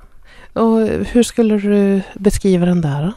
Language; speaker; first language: Swedish; native; Swedish